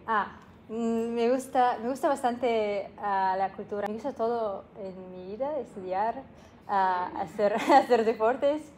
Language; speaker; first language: Spanish; non-native, learner; Russian